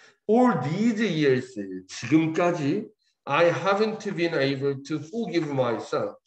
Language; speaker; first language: English; non-native, fluent; Korean